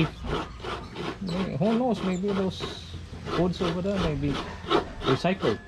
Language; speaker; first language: English; non-native, learner; Filipino